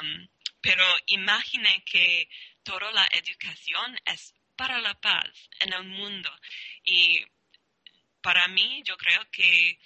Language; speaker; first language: Spanish; non-native, learner; English